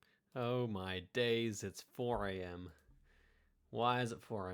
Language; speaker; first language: English; native; English